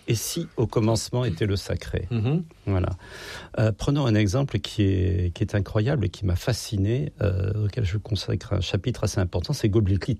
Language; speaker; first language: French; native; French